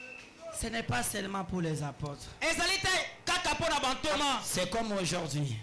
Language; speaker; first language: French; non-native, local second language; Lingala